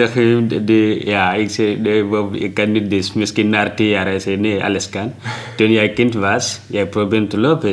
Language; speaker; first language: Dutch; non-native, learner; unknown